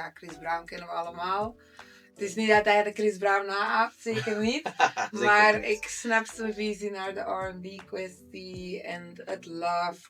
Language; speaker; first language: Dutch; native; Dutch